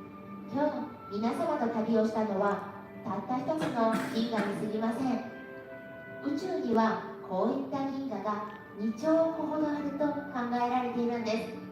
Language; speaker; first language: Japanese; native; Japanese